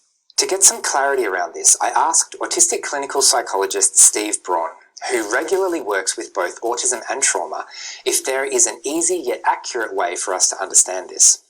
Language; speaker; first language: English; native; English